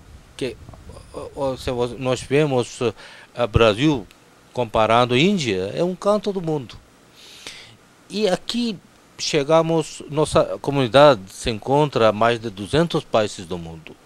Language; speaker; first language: Portuguese; non-native, fluent; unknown